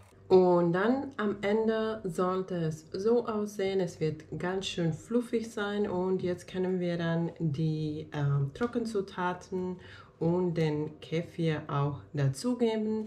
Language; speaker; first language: German; non-native, fluent; Finnish